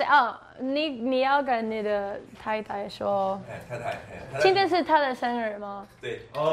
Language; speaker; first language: Chinese; non-native, learner; Spanish